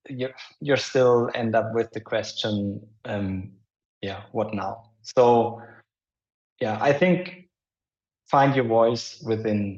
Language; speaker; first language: English; non-native, fluent; German